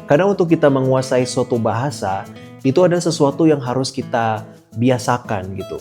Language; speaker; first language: Indonesian; native; Indonesian